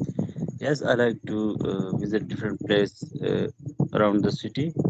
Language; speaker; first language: English; non-native, learner; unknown